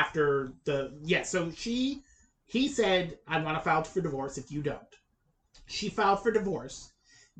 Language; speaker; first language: English; native; English